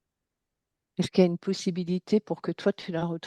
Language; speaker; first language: French; native; French